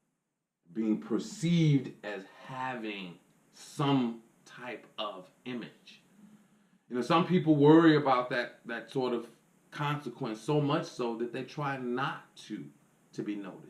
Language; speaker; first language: English; native; English